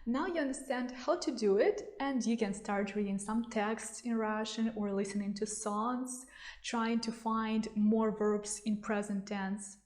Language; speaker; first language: English; non-native, fluent; Russian